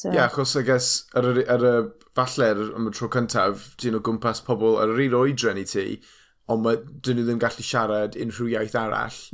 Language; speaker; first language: Welsh; non-native, local second language; English